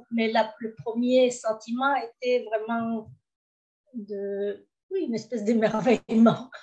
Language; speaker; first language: French; early bilingual, heritage; French